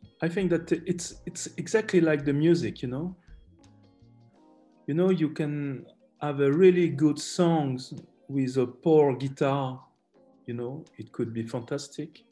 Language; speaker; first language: English; non-native, learner; French